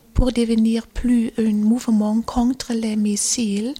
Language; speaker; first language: French; non-native, learner; German